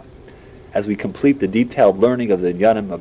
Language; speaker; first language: English; native; English